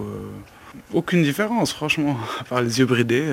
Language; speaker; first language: French; native; French